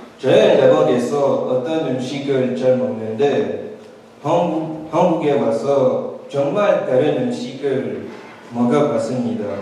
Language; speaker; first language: Korean; non-native, learner; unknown